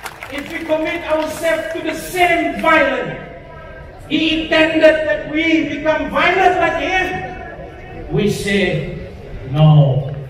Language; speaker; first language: English; non-native, local second language; Malay